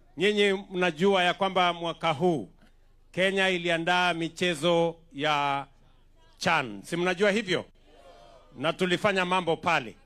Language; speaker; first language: Swahili; non-native, local second language; Kalenjin